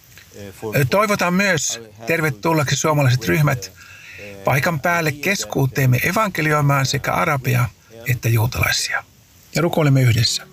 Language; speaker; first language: Finnish; native; Finnish